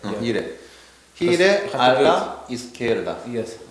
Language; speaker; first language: Spanish; non-native, learner; Korean